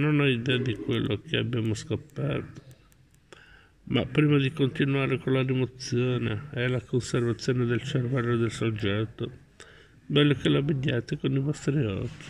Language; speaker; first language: Italian; native; Italian